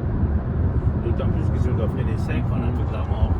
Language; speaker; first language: French; native; French